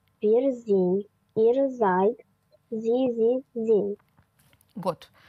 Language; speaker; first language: German; non-native, learner; Romanian